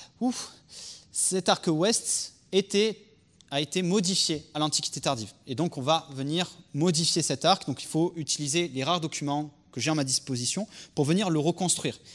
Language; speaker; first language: French; native; French